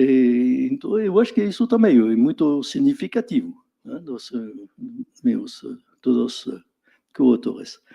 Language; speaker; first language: Portuguese; non-native, fluent; French